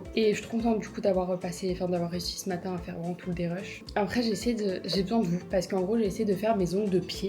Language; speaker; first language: French; native; French